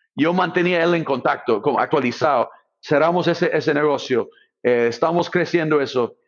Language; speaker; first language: Spanish; non-native, fluent; English